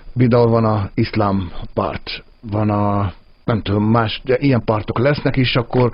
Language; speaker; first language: Hungarian; non-native, fluent; Arabic